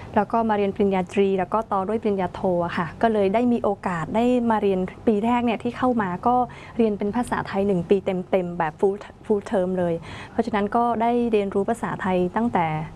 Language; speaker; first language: Thai; non-native, fluent; Khmer